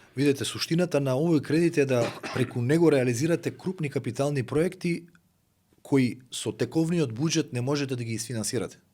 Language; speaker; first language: Macedonian; native; Macedonian